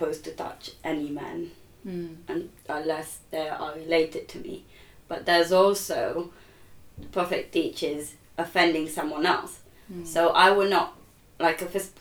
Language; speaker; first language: English; non-native, local second language; Malay